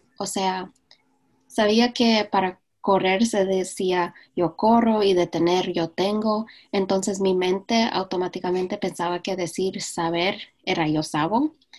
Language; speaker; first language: Spanish; early bilingual, heritage; Spanish